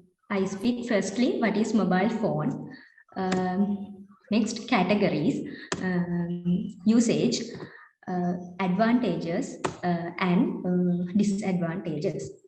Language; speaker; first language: English; non-native, learner; Sinhala